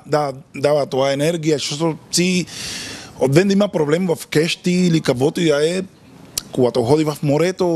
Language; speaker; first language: Bulgarian; non-native, learner; Spanish